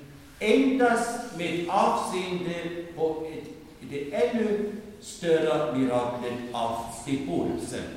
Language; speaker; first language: Swedish; non-native, fluent; German